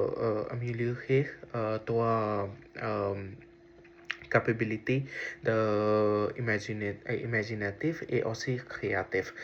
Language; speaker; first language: French; non-native, learner; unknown